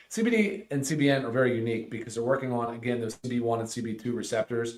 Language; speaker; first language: English; native; English